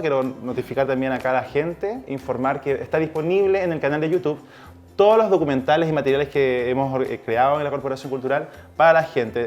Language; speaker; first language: Spanish; native; Spanish